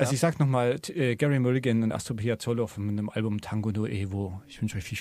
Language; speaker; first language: German; native; German